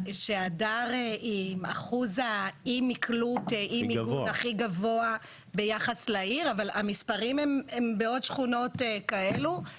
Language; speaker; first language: Hebrew; native; Hebrew